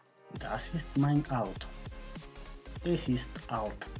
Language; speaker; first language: German; non-native, fluent; Macedonian